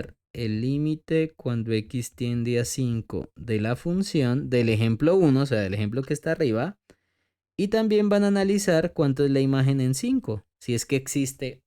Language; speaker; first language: Spanish; native; Spanish